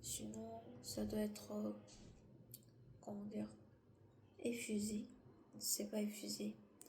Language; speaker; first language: French; non-native, learner; Korean